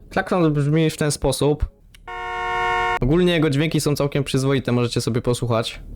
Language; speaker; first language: Polish; native; Polish